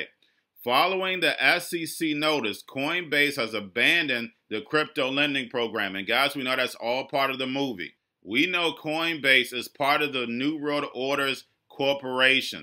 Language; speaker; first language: English; native; English